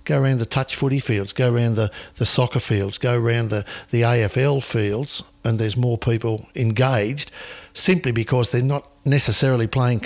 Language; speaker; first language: English; native; English